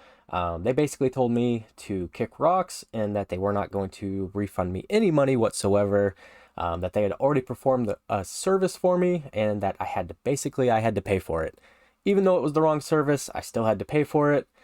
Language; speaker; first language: English; native; English